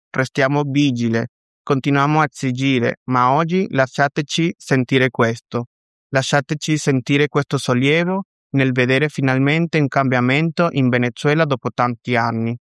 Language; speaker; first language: Italian; non-native, fluent; Spanish